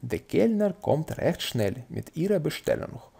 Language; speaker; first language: German; non-native, fluent; Russian